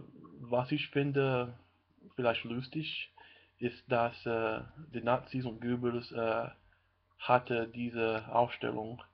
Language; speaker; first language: German; non-native, learner; English